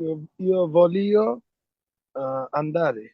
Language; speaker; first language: Italian; non-native, learner; Bangla